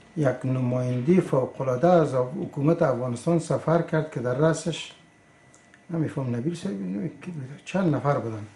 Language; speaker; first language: Persian; native; Persian